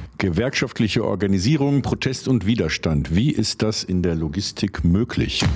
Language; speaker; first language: German; native; German